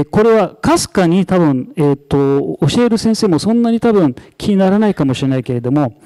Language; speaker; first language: Japanese; non-native, fluent; Arabic